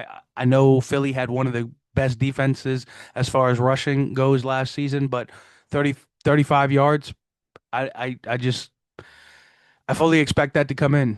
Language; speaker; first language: English; native; English